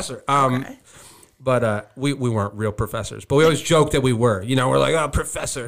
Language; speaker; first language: English; native; English